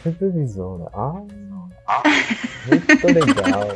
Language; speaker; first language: Portuguese; non-native, learner; Japanese